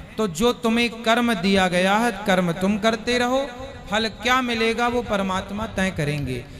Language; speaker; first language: Hindi; native; Hindi